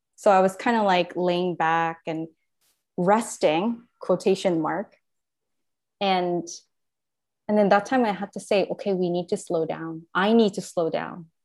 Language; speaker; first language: English; non-native, fluent; Japanese